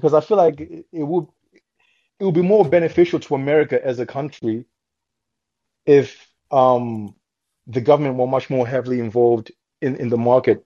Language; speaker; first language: English; native; English